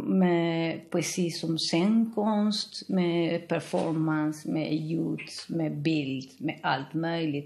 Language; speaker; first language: Swedish; non-native, fluent; Spanish